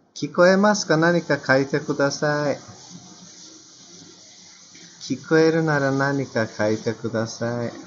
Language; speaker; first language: Japanese; non-native, fluent; Turkish